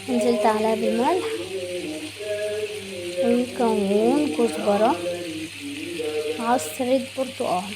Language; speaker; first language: Arabic; native; Arabic